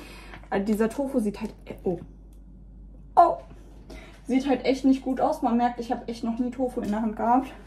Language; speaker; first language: German; native; German